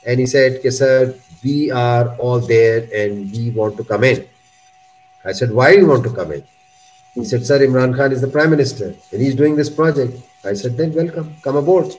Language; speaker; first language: English; non-native, local second language; Urdu